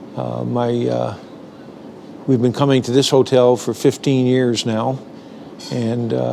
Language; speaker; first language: English; native; English